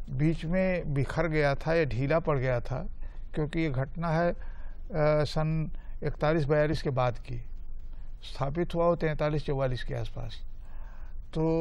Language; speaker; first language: Hindi; native; Hindi